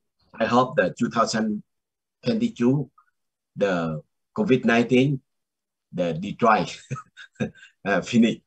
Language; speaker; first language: English; non-native, learner; Vietnamese